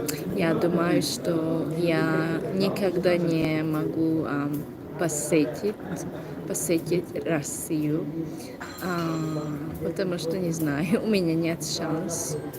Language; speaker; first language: Russian; non-native, learner; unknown